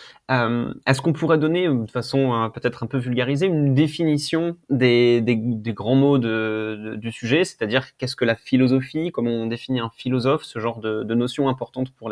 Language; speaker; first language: French; native; French